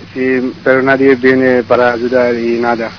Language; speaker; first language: Spanish; non-native, learner; Bangla